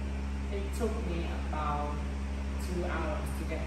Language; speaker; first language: English; non-native, learner; Vietnamese